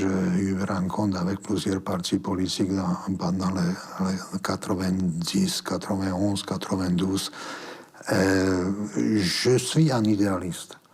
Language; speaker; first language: French; non-native, fluent; Slovak